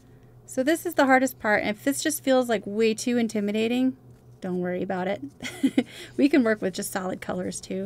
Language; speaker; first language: English; native; English